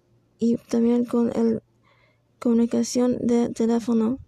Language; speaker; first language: Spanish; non-native, learner; English